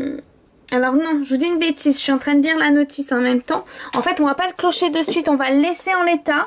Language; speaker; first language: French; native; French